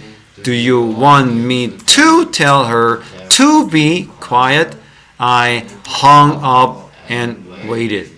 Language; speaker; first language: English; non-native, fluent; Korean